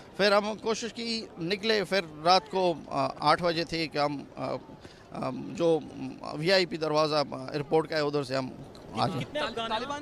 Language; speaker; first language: Hindi; non-native, fluent; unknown